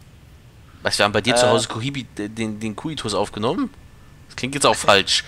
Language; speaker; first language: German; native; German